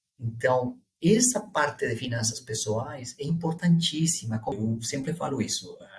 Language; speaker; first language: Portuguese; non-native, fluent; Spanish